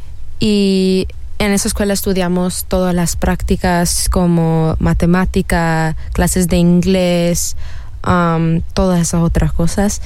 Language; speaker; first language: Spanish; early bilingual, heritage; Spanish